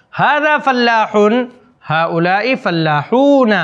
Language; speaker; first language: Arabic; non-native, fluent; Urdu